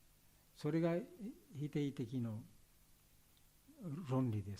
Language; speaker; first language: Japanese; non-native, learner; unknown